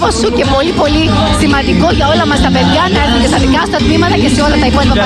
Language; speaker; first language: Greek; native; Greek